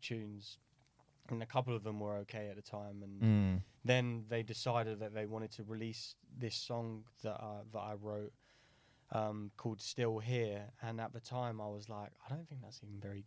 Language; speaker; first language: English; native; English